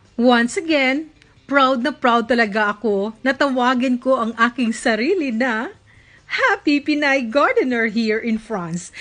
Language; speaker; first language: Filipino; native; Filipino